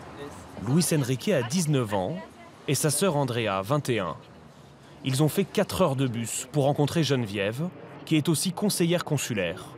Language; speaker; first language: French; native; French